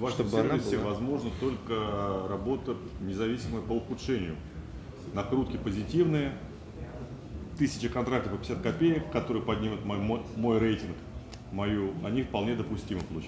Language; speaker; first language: Russian; native; Russian